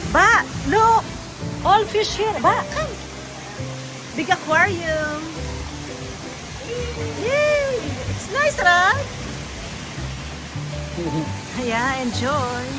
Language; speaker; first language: English; non-native, local second language; Filipino